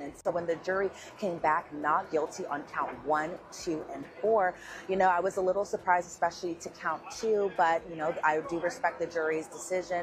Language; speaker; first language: English; native; English